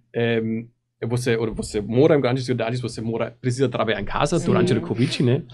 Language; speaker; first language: Portuguese; non-native, learner; German